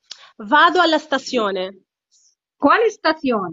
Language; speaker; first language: Italian; non-native, learner; Arabic